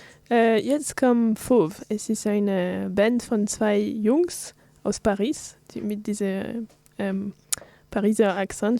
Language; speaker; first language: German; non-native, fluent; French